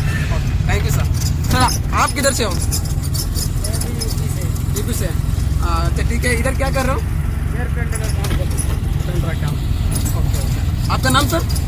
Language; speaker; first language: Hindi; non-native, local second language; Kannada